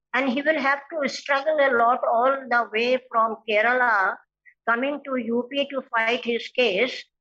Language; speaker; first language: English; non-native, local second language; Hindi